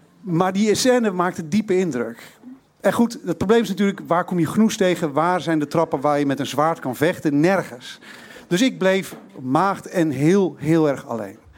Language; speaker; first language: Dutch; native; Dutch